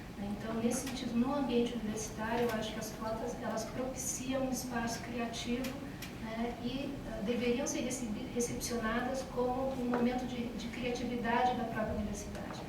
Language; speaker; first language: Portuguese; native; Portuguese